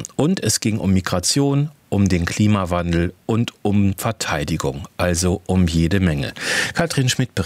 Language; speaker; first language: German; native; German